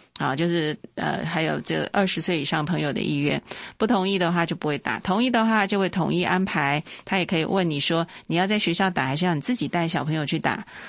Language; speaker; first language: Chinese; native; Chinese